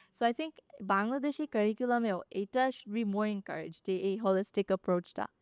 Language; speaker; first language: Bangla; early bilingual, heritage; Bangla